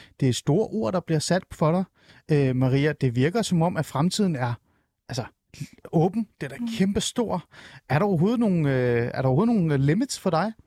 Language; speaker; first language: Danish; early bilingual, other home language; Persian